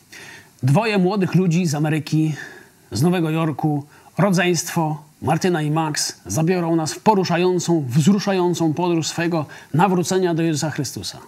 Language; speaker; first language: Polish; native; Polish